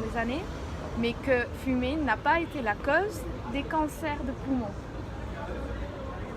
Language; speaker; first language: French; non-native, fluent; Dutch